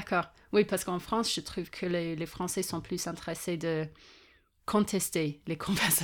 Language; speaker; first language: French; non-native, fluent; English